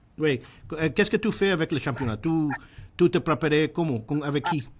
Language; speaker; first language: French; non-native, learner; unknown